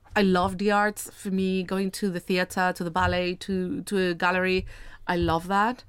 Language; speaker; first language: English; non-native, fluent; Spanish